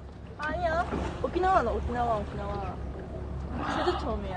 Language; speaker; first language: Korean; non-native, learner; Japanese